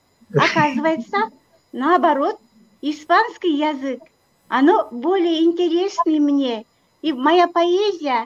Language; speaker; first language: Russian; non-native, local second language; Kyrgyz